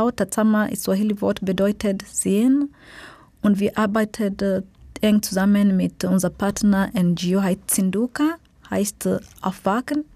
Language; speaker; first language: German; non-native, fluent; Swahili